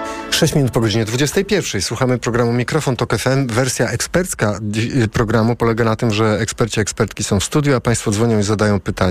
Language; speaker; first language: Polish; native; Polish